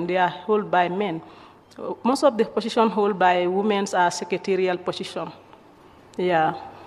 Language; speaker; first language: English; non-native, local second language; Mandingo